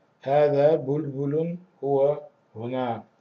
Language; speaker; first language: Arabic; non-native, fluent; Russian